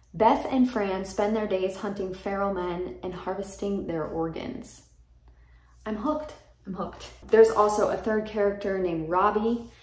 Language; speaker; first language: English; native; English